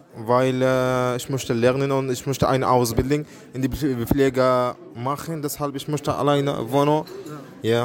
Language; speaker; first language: German; non-native, learner; Arabic